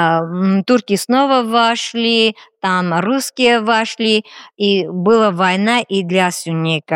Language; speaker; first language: Russian; non-native, fluent; Armenian